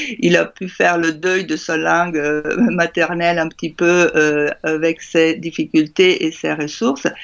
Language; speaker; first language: French; non-native, fluent; Italian